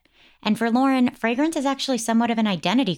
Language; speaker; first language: English; native; English